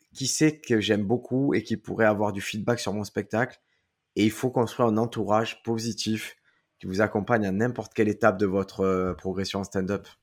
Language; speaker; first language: French; native; French